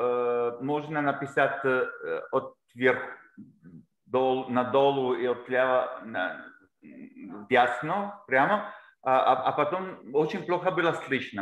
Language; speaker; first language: Russian; non-native, learner; Bulgarian